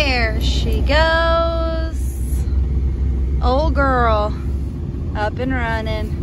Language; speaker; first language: English; native; English